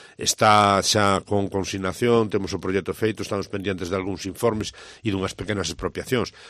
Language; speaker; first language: Galician; native; Galician